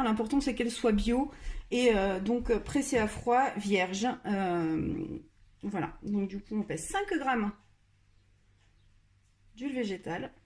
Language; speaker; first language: French; native; French